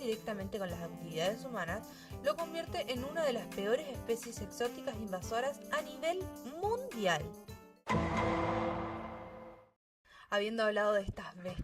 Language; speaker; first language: Spanish; native; Spanish